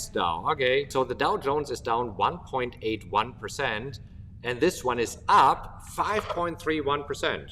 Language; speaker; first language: English; non-native, fluent; German